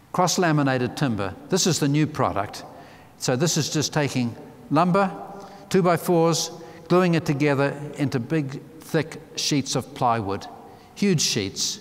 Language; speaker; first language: English; native; English